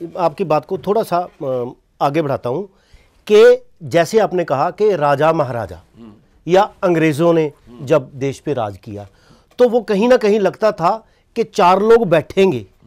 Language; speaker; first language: Hindi; non-native, local second language; Punjabi